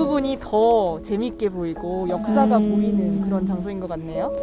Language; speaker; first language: Korean; native; Korean